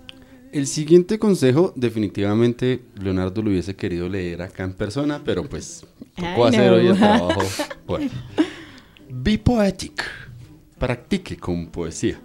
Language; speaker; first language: Spanish; native; Spanish